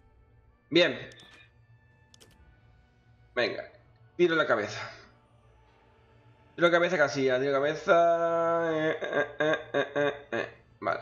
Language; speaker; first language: Spanish; native; Spanish